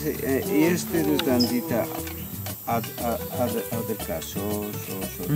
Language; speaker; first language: Dutch; non-native, fluent; Spanish